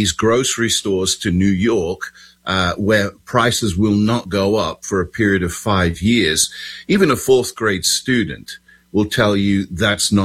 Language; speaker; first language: English; native; English